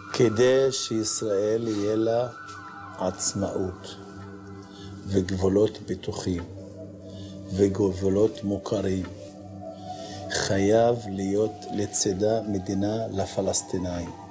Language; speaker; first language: Hebrew; non-native, local second language; Arabic